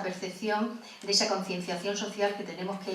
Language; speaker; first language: Spanish; native; Spanish